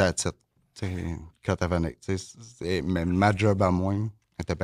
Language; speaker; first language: French; native; French